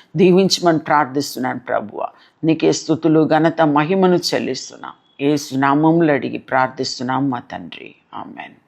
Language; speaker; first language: Telugu; non-native, local second language; Tamil